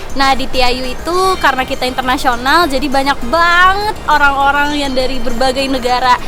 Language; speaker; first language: Indonesian; native; Indonesian